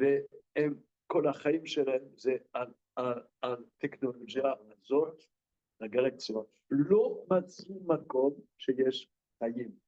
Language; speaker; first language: Hebrew; non-native, fluent; French